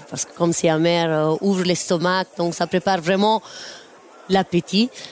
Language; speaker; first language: French; non-native, fluent; Italian